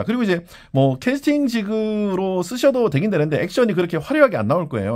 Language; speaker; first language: Korean; native; Korean